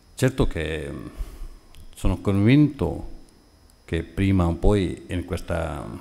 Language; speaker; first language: Italian; non-native, fluent; Urdu